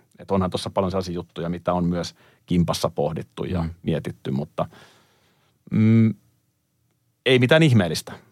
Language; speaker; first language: Finnish; native; Finnish